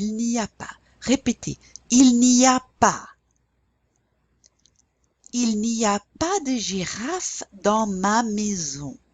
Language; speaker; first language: French; non-native, fluent; English